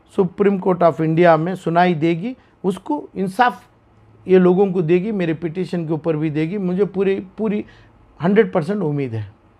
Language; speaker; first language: Hindi; non-native, local second language; Urdu